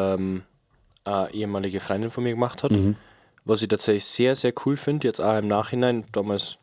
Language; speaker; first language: German; native; German